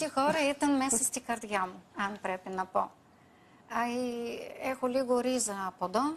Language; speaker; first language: Greek; non-native, fluent; Bulgarian